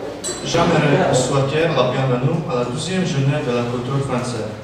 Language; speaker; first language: French; non-native, learner; Slovak